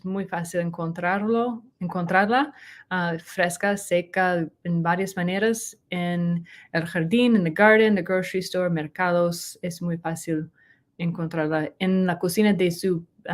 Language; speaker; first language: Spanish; non-native, learner; English